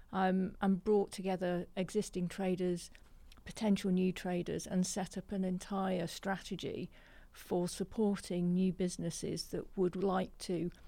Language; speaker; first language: English; native; English